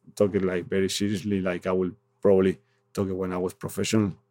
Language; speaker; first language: English; non-native, fluent; Spanish